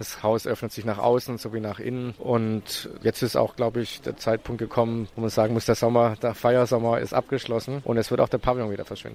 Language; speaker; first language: German; native; German